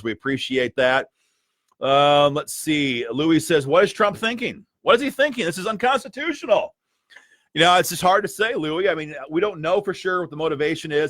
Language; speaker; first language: English; native; English